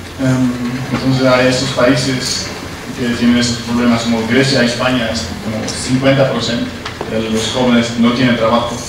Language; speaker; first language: Spanish; non-native, learner; Dutch